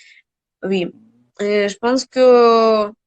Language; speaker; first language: French; non-native, learner; Russian